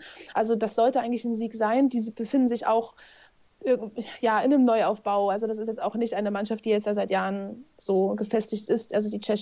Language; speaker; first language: German; native; German